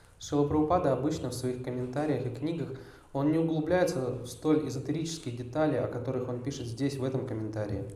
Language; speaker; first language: Russian; native; Russian